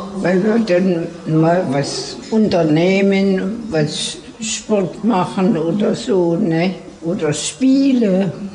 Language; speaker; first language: German; native; German